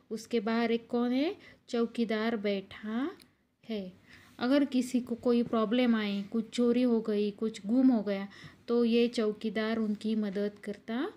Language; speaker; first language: Hindi; non-native, local second language; Marathi